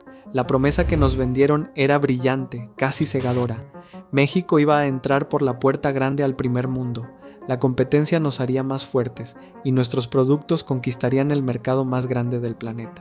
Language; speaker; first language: Spanish; native; Spanish